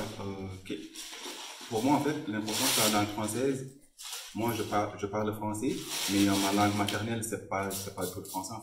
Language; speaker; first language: French; non-native, local second language; Fula